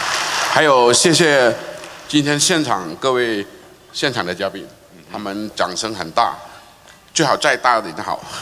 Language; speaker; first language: Chinese; non-native, local second language; Cantonese